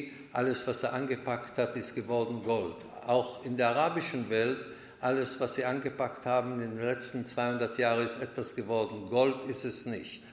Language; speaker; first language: German; non-native, fluent; Hebrew